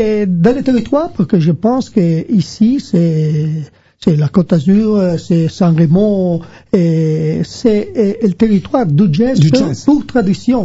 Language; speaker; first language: French; non-native, learner; Italian